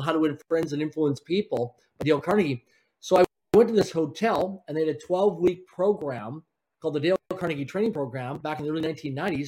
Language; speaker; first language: English; native; English